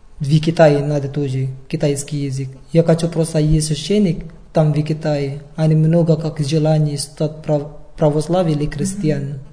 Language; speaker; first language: Russian; non-native, learner; Indonesian